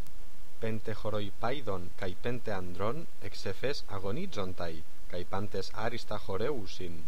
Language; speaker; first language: Greek; non-native, fluent; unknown